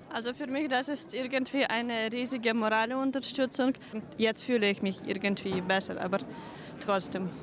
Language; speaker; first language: German; non-native, fluent; Ukrainian